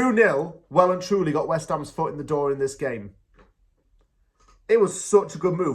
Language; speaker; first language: English; native; English